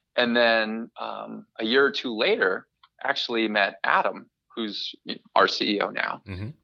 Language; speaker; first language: English; native; English